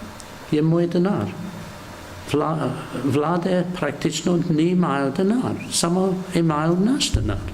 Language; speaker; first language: Slovenian; non-native, learner; English